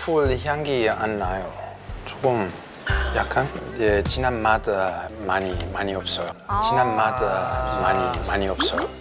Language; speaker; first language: Korean; non-native, learner; Finnish